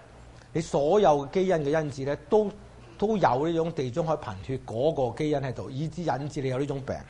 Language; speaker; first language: Chinese; native; Chinese